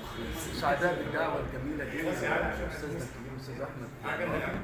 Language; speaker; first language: Arabic; native; Arabic